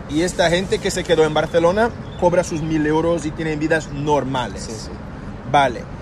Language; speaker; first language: Spanish; non-native, fluent; Portuguese